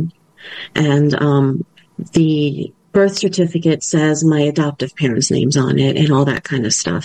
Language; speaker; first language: English; native; English